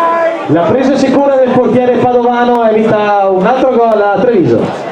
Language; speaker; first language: Italian; native; Italian